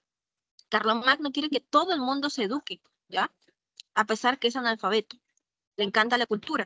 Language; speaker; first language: Spanish; native; Spanish